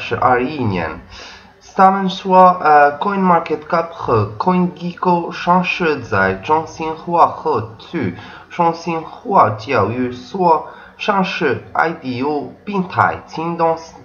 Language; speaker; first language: Chinese; non-native, learner; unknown